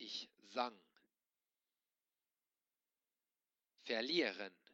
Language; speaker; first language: German; non-native, local second language; Luxembourgish